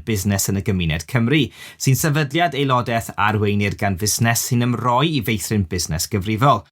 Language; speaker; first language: Welsh; native; Welsh